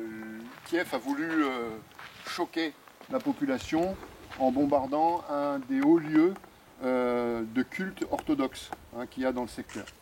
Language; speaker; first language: French; native; French